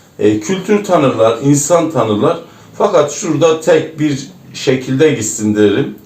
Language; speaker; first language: Turkish; native; Turkish